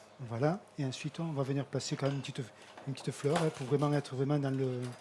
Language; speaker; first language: French; native; French